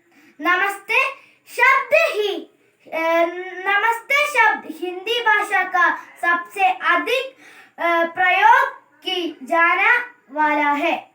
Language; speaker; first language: Hindi; non-native, local second language; Malayalam